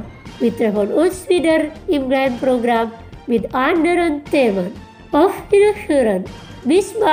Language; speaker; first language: German; non-native, fluent; Indonesian